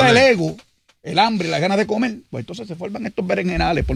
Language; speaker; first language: Spanish; native; Spanish